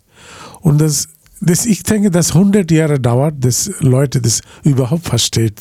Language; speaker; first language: German; non-native, learner; Bangla